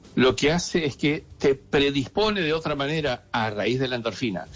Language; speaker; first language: Spanish; native; Spanish